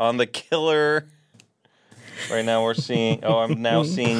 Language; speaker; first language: English; native; English